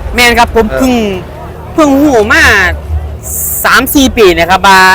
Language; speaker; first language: Thai; native; Thai